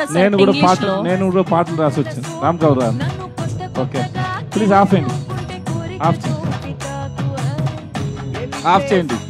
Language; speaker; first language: Telugu; non-native, learner; Tamil